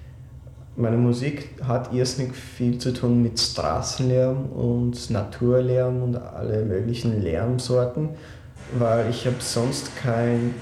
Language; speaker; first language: German; non-native, fluent; English